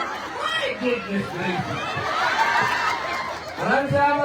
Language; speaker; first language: Filipino; native; Filipino